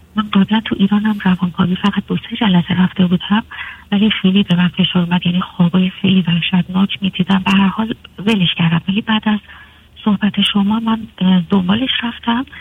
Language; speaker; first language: Persian; native; Persian